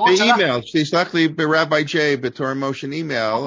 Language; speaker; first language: Hebrew; non-native, fluent; English